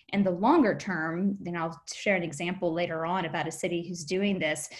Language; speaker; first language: English; native; English